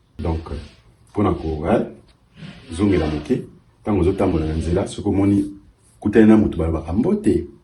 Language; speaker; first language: Lingala; early bilingual, heritage; Lingala